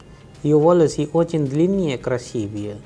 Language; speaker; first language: Russian; non-native, fluent; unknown